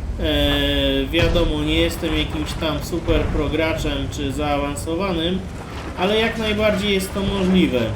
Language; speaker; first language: Polish; native; Polish